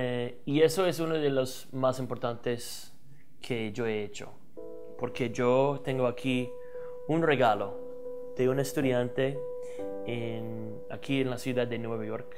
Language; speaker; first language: Spanish; non-native, fluent; English